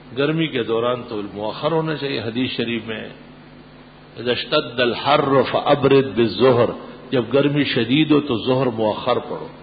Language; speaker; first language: Urdu; non-native, local second language; Pashto